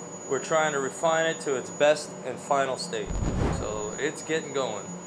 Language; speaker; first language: English; early bilingual, other home language; Russian